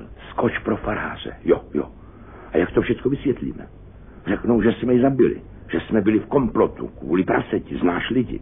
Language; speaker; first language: Czech; native; Czech